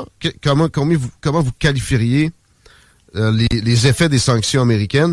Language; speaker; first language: French; native; French